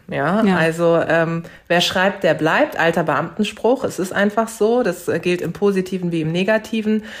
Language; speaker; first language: German; early bilingual, other home language; Turkish